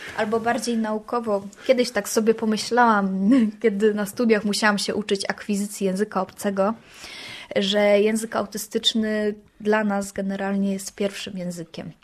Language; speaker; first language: Polish; native; Polish